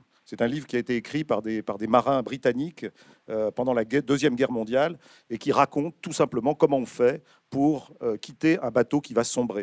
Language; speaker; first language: French; native; French